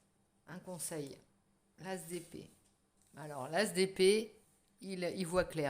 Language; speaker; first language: French; native; French